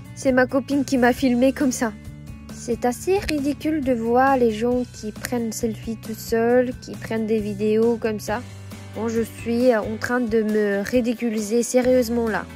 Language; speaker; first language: French; non-native, fluent; Japanese